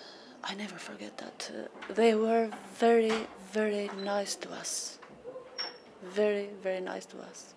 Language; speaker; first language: English; non-native, learner; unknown